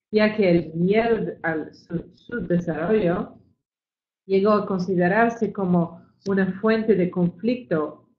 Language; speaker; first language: Spanish; non-native, fluent; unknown